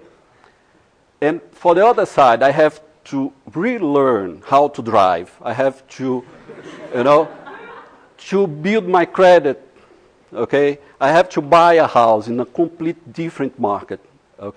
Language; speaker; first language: English; non-native, fluent; Portuguese